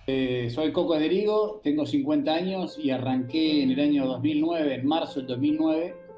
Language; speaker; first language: Spanish; native; Spanish